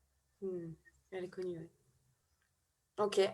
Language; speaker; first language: French; native; French